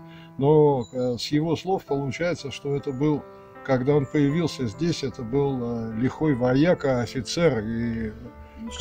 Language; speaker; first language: Russian; native; Russian